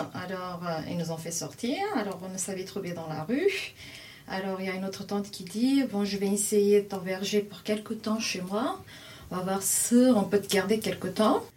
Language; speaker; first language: French; non-native, fluent; Portuguese